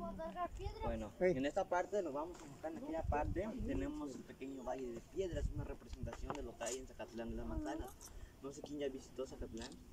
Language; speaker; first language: Spanish; native; Spanish